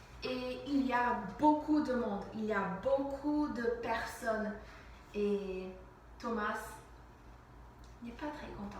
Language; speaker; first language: French; non-native, fluent; English